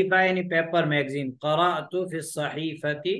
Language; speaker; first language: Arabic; non-native, fluent; Urdu